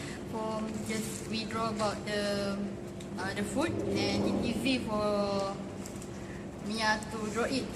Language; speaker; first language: English; non-native, local second language; Malay